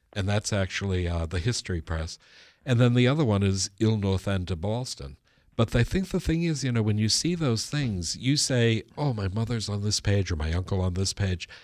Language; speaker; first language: English; early bilingual, other home language; Italian